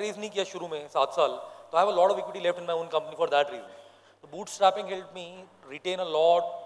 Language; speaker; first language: English; non-native, local second language; Hindi